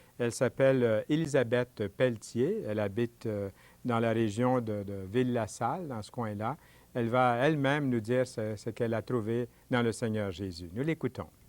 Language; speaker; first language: French; native; French